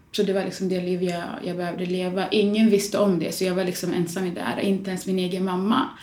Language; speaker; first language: Swedish; early bilingual, other home language; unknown